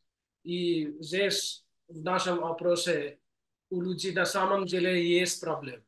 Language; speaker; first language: Russian; non-native, fluent; English